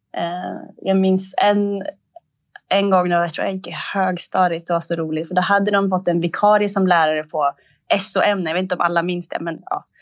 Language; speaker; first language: Swedish; early bilingual, other home language; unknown